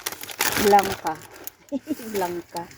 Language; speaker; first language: Spanish; non-native, fluent; Filipino